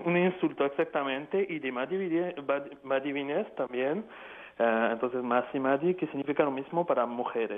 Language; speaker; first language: Spanish; non-native, fluent; French